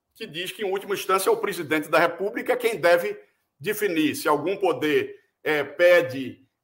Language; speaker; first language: Portuguese; native; Portuguese